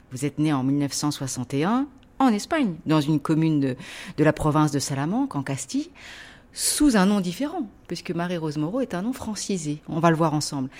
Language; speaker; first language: French; native; French